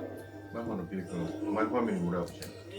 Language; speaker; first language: Japanese; native; Japanese